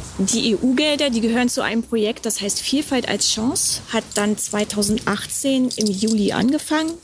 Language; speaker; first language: German; native; German